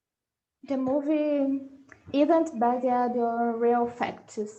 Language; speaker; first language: English; non-native, learner; Portuguese